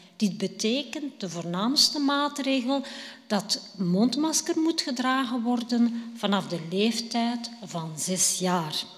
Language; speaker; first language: Dutch; native; Dutch